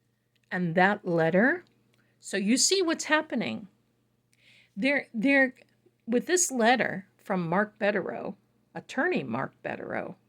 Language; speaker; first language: English; native; English